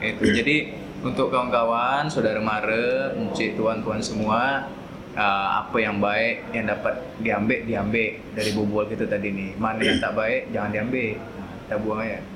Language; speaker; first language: Indonesian; native; Indonesian